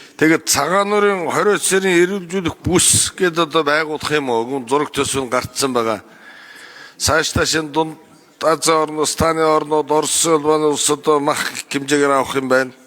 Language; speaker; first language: Mongolian; non-native, local second language; Kazakh